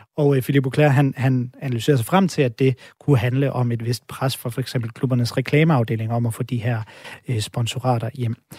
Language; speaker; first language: Danish; native; Danish